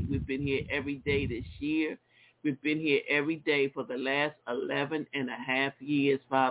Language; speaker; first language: English; native; English